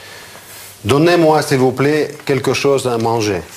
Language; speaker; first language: French; non-native, fluent; Russian